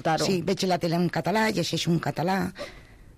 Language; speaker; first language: Catalan; non-native, local second language; Spanish